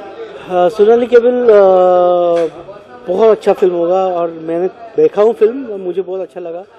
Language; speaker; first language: Hindi; non-native, local second language; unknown